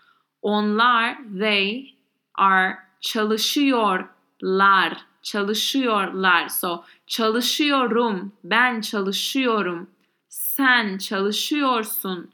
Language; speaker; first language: Turkish; non-native, learner; English